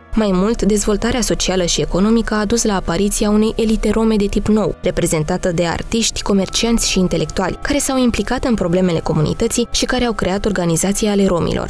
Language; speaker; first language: Romanian; native; Romanian